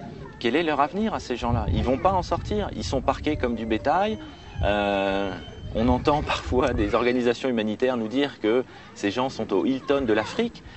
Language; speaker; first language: French; native; French